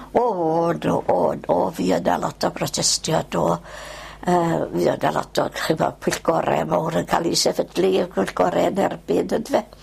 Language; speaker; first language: Welsh; native; Welsh